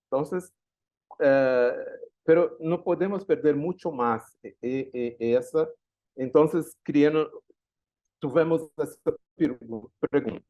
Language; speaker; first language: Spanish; non-native, learner; Portuguese